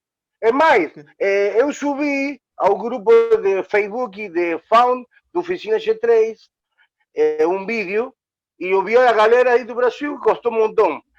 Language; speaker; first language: Portuguese; non-native, learner; Spanish